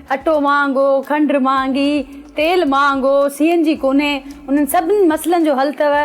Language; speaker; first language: Sindhi; native; Sindhi